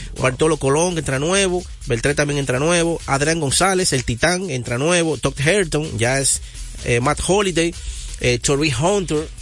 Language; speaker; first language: Spanish; native; Spanish